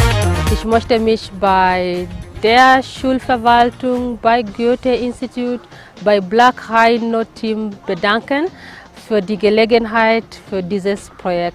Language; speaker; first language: German; non-native, fluent; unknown